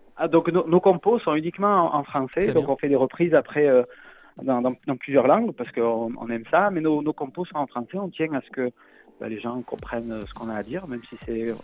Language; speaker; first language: French; native; French